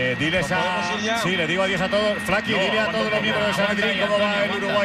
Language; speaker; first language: Spanish; native; Spanish